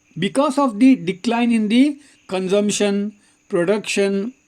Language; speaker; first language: English; non-native, local second language; Kannada